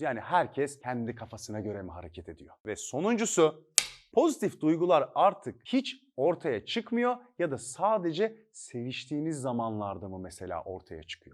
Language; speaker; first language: Turkish; native; Turkish